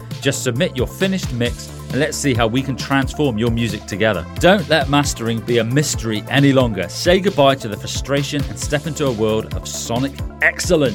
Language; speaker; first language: English; native; English